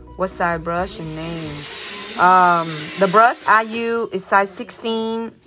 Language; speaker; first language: English; non-native, fluent; Vietnamese